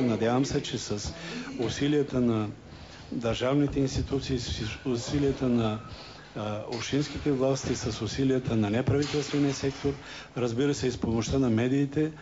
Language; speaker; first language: Bulgarian; native; Bulgarian